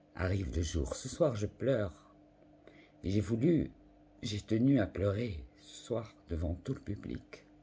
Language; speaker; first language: French; non-native, local second language; Arabic